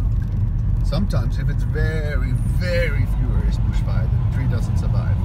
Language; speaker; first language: English; native; English